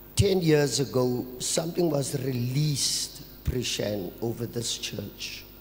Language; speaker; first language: English; non-native, local second language; Afrikaans